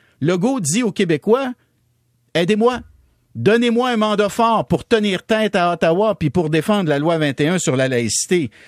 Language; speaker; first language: French; native; French